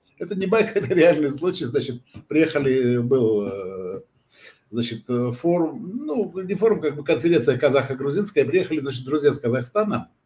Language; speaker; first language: Russian; non-native, local second language; Georgian